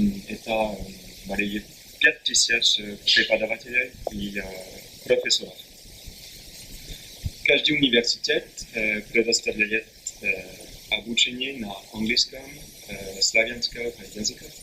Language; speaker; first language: Russian; non-native, learner; French